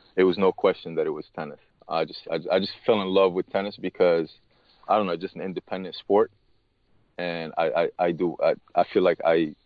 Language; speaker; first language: English; early bilingual, other home language; Arabic